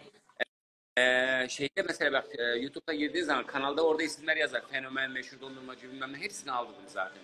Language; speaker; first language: Turkish; native; Turkish